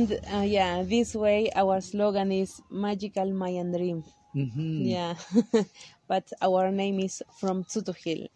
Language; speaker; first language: English; non-native, local second language; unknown